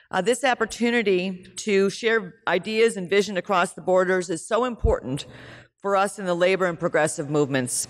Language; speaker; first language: English; native; English